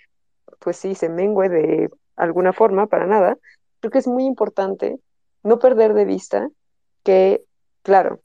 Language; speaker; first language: Spanish; native; Spanish